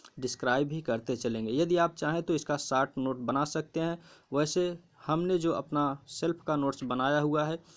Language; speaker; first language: Hindi; native; Hindi